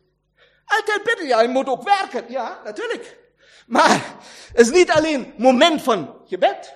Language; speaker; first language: Dutch; non-native, fluent; German